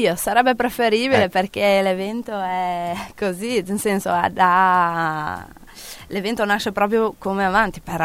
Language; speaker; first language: Italian; native; Italian